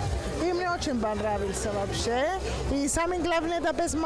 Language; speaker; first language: Russian; non-native, learner; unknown